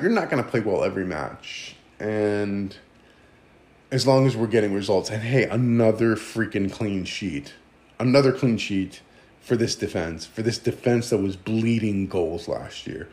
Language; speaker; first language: English; early bilingual, other home language; Greek